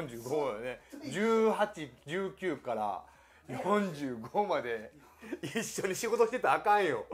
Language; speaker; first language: Japanese; native; Japanese